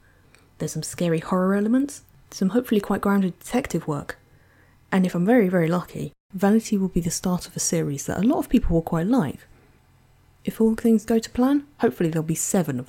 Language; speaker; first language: English; native; English